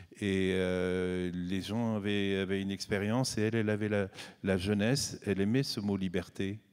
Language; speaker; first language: French; native; French